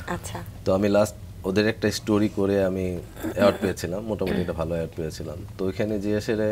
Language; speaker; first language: Bangla; native; Bangla